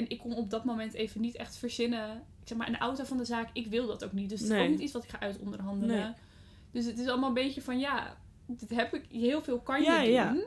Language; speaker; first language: Dutch; native; Dutch